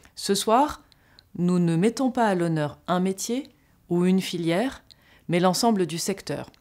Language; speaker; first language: French; native; French